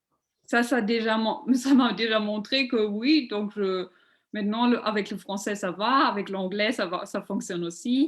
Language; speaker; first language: French; non-native, local second language; German